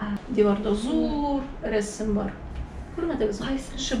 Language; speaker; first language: Turkish; non-native, learner; Tatar